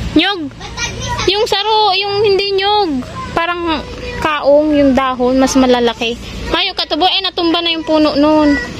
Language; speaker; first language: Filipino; non-native, local second language; Bikol